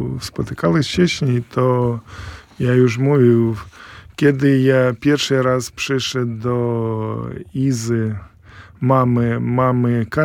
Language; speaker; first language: Polish; non-native, fluent; Ukrainian